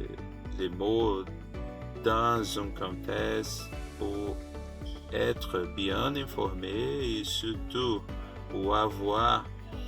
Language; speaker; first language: French; non-native, fluent; Portuguese